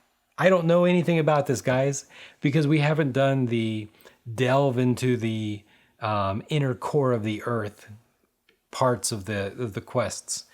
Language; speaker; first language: English; native; English